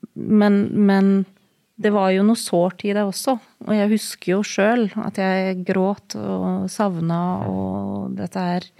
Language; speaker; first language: Norwegian; early bilingual, heritage; Norwegian